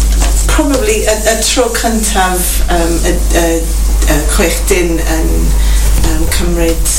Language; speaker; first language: Welsh; non-native, local second language; English